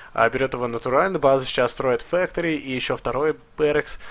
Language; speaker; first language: Russian; early bilingual, heritage; Russian